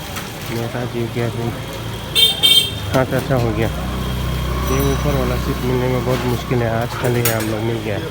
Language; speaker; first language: Hindi; non-native, local second language; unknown